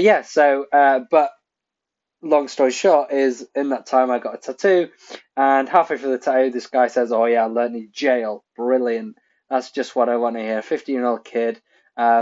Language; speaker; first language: English; native; English